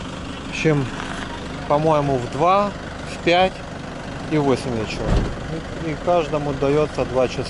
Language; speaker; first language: Russian; native; Russian